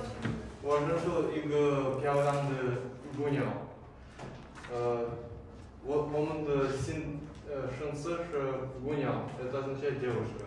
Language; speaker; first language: Chinese; non-native, learner; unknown